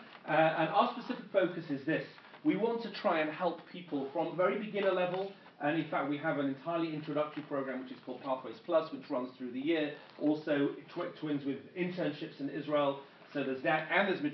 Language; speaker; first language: English; native; English